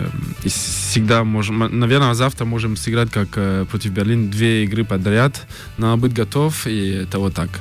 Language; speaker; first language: Russian; early bilingual, heritage; French